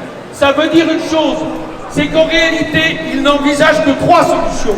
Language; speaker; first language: French; native; French